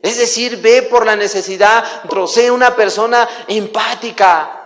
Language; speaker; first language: Spanish; native; Spanish